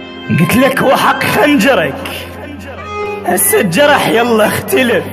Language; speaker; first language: Arabic; native; Arabic